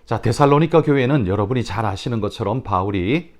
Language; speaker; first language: Korean; native; Korean